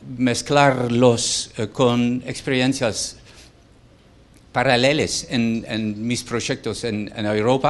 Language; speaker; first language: Spanish; non-native, fluent; Dutch